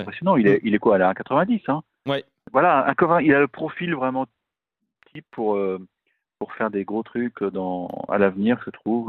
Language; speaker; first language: French; native; French